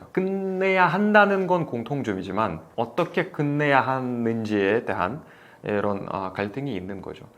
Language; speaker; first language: Korean; non-native, fluent; Russian